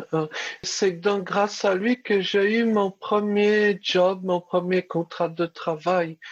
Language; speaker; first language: French; early bilingual, other home language; Czech